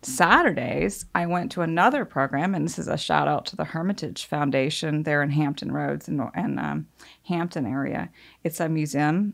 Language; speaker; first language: English; native; English